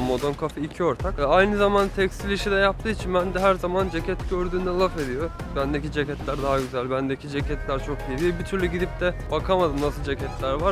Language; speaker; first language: Turkish; native; Turkish